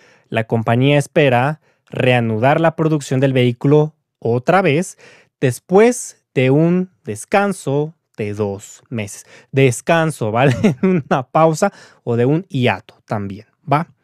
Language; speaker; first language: Spanish; native; Spanish